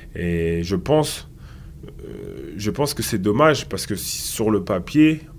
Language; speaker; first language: French; native; French